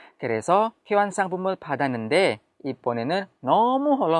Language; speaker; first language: Korean; non-native, fluent; Indonesian